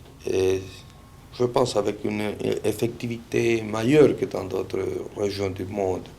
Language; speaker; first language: French; non-native, fluent; Spanish